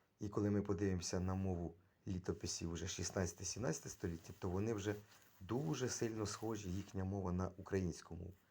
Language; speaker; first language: Ukrainian; native; Ukrainian